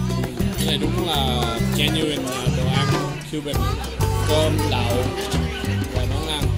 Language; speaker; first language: Vietnamese; early bilingual, heritage; Vietnamese